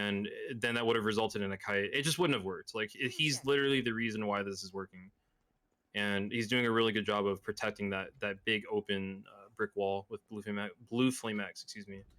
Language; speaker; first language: English; native; English